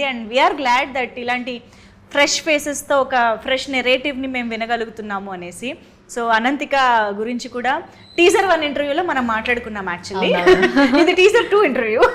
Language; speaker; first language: Telugu; native; Telugu